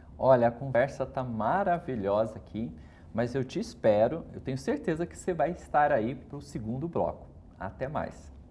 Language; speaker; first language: Portuguese; native; Portuguese